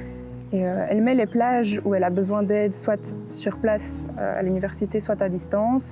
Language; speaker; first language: French; native; French